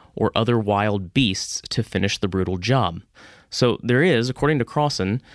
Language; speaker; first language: English; native; English